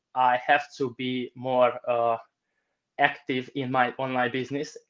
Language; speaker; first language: English; non-native, fluent; Romanian